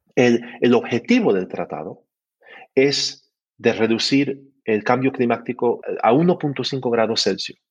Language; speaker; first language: Spanish; non-native, fluent; English